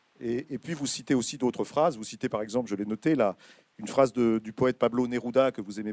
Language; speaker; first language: French; native; French